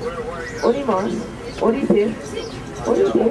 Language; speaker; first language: Japanese; non-native, learner; English